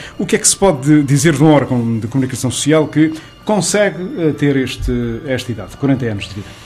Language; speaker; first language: Portuguese; native; Portuguese